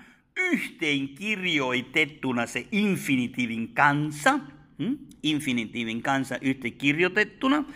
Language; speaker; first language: Finnish; non-native, fluent; Spanish